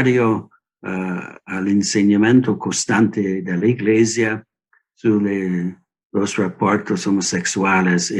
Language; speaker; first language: Spanish; non-native, learner; English